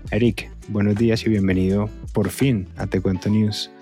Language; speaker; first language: Spanish; native; Spanish